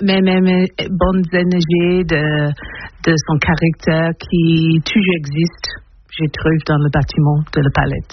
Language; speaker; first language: French; non-native, learner; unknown